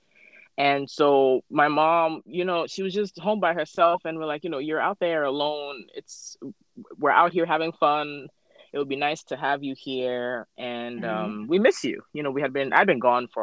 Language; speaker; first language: English; non-native, local second language; Akan